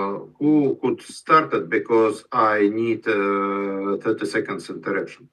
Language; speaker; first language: English; non-native, learner; Russian